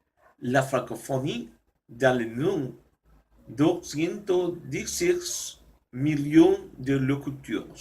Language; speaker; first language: French; non-native, learner; Spanish